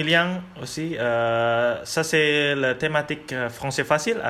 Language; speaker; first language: French; non-native, learner; Indonesian